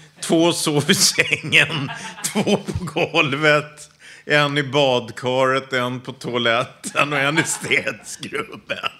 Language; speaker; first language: Swedish; native; Swedish